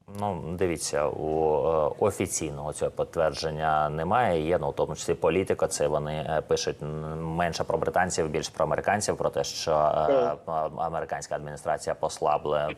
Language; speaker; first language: Ukrainian; native; Ukrainian